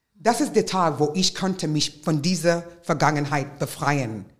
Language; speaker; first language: German; non-native, fluent; English